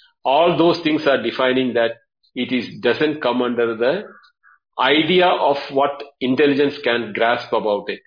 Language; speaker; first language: English; non-native, local second language; Tamil